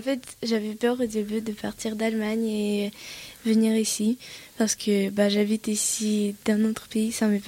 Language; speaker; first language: French; non-native, learner; Russian